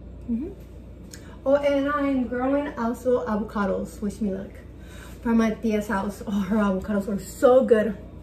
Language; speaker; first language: English; early bilingual, other home language; Spanish